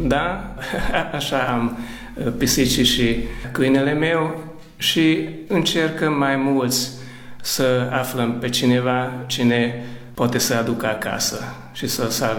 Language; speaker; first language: Romanian; early bilingual, heritage; Romanian